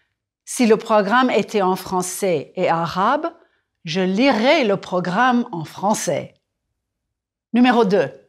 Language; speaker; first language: French; non-native, fluent; English